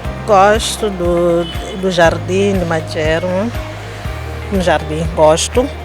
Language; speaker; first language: Portuguese; non-native, local second language; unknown